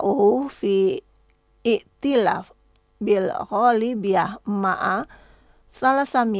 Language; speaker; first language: Arabic; non-native, fluent; Indonesian